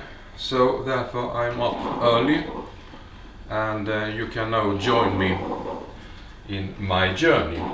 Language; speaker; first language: English; non-native, fluent; Swedish